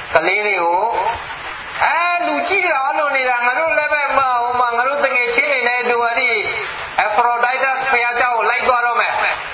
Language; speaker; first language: Burmese; non-native, local second language; Hakha Chin